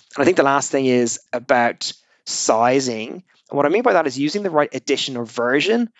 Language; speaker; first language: English; native; English